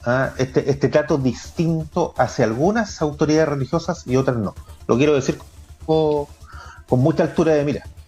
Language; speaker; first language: Spanish; native; Spanish